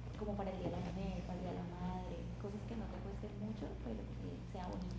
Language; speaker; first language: Spanish; native; Spanish